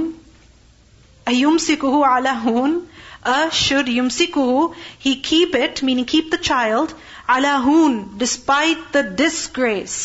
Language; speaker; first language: English; non-native, local second language; Urdu